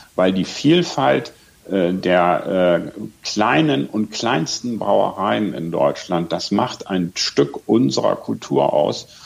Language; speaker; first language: German; native; German